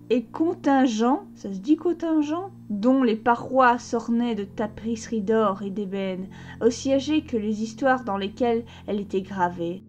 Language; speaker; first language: French; native; French